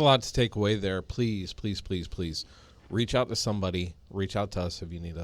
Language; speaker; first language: English; native; English